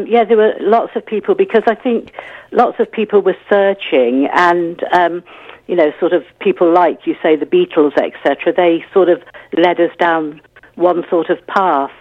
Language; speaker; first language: English; native; English